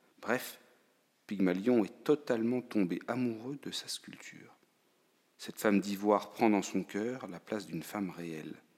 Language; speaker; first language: French; native; French